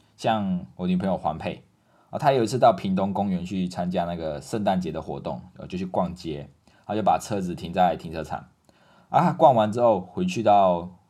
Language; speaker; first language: Chinese; native; Chinese